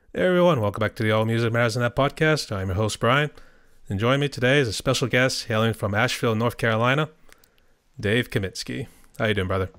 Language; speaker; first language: English; native; English